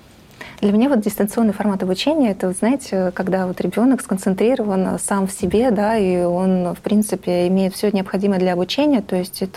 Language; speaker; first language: Russian; native; Russian